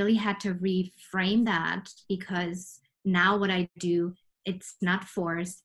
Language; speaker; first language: English; non-native, fluent; German